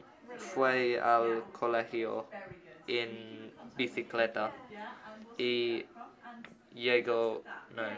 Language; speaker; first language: Spanish; non-native, learner; English